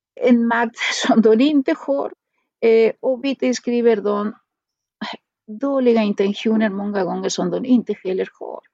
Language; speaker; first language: Swedish; non-native, fluent; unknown